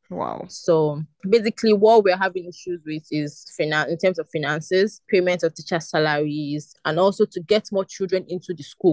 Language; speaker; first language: English; non-native, local second language; Igbo